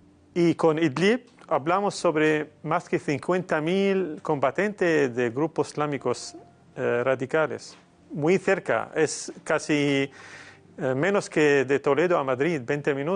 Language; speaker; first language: Spanish; non-native, fluent; Arabic